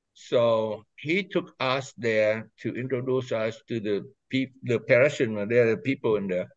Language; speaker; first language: English; non-native, fluent; Vietnamese